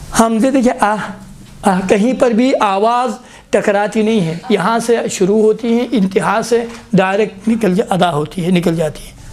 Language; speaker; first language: Urdu; non-native, local second language; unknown